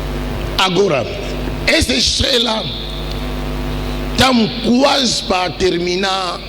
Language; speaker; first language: Portuguese; non-native, learner; Lingala